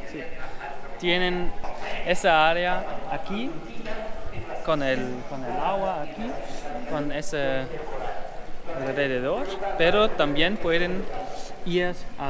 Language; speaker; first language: Spanish; non-native, learner; German